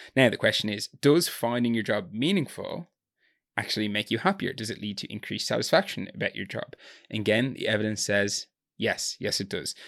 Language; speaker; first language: English; native; English